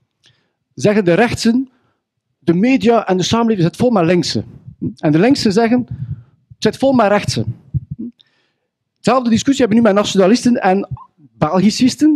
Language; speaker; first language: Dutch; native; Dutch